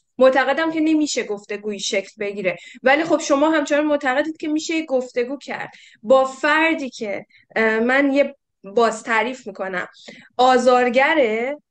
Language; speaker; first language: Persian; native; Persian